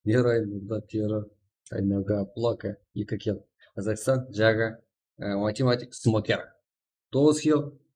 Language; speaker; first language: Russian; non-native, local second language; Kazakh